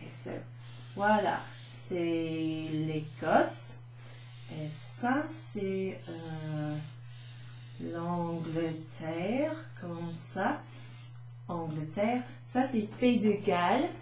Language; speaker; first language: French; non-native, fluent; English